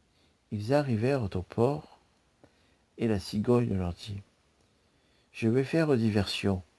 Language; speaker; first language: French; native; French